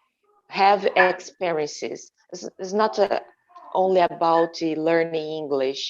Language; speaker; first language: English; non-native, fluent; Portuguese